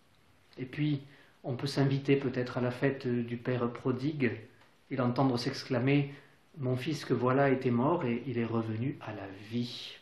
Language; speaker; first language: French; native; French